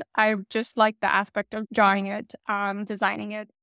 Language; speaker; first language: English; early bilingual, other home language; Hindi